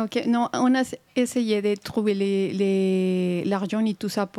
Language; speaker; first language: French; non-native, fluent; Spanish